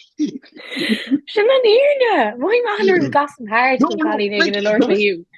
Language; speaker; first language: Irish; native; Irish